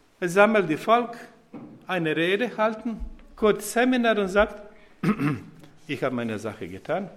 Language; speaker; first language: German; non-native, fluent; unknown